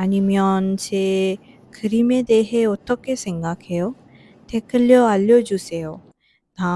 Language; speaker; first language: Korean; non-native, fluent; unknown